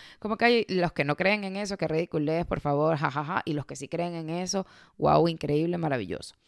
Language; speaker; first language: Spanish; native; Spanish